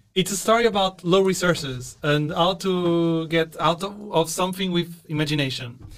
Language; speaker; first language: English; non-native, fluent; Portuguese